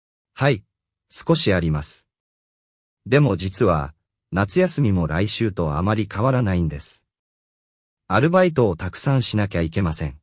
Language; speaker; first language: Japanese; non-native, fluent; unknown